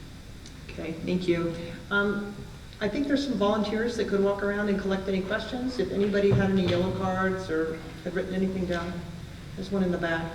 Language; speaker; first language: English; native; English